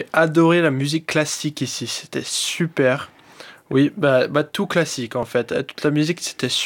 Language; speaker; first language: French; early bilingual, heritage; English